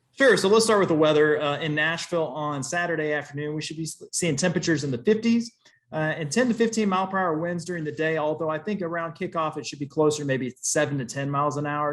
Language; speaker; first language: English; native; English